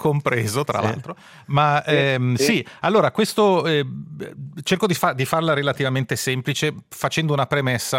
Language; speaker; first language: Italian; native; Italian